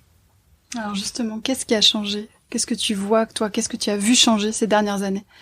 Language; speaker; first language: French; native; French